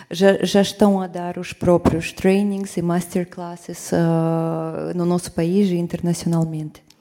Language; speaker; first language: Portuguese; non-native, fluent; Russian